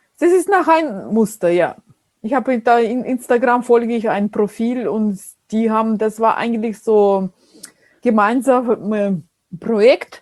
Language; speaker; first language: German; non-native, fluent; Russian